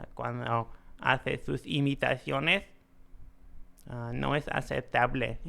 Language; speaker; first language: Spanish; non-native, learner; English